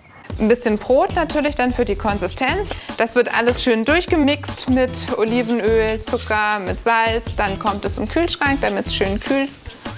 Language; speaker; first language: German; native; German